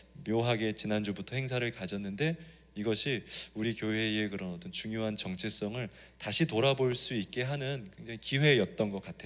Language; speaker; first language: Korean; native; Korean